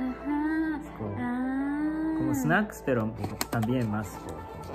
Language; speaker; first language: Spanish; non-native, learner; Japanese